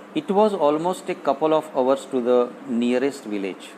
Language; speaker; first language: English; non-native, local second language; Gujarati